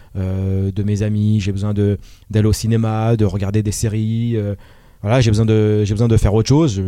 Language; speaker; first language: French; native; French